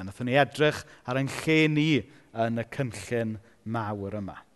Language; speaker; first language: Welsh; native; Welsh